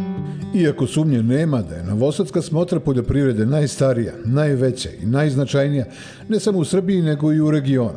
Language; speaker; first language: Serbian; native; Serbian